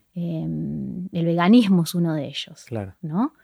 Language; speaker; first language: Spanish; native; Spanish